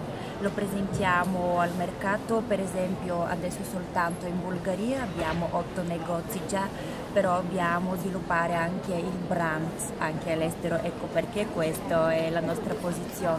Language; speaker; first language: Italian; non-native, fluent; Bulgarian